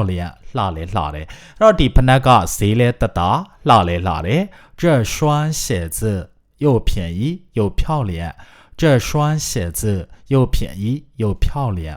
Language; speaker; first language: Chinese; non-native, fluent; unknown